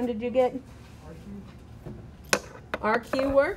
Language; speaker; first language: English; native; English